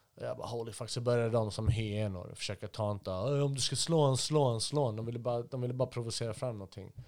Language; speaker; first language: Swedish; native; Swedish